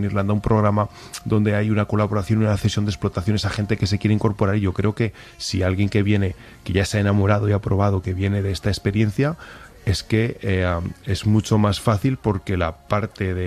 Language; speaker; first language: Spanish; native; Spanish